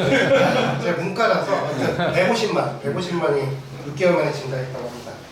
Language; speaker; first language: Korean; native; Korean